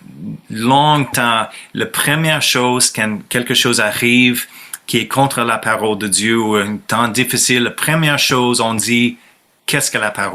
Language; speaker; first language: French; non-native, fluent; English